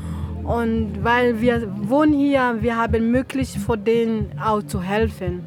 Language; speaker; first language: German; non-native, learner; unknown